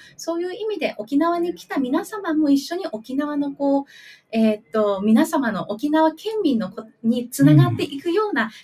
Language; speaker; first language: Japanese; native; Japanese